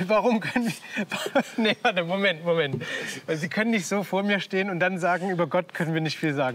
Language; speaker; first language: German; native; German